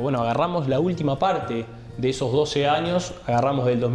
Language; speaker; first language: Spanish; native; Spanish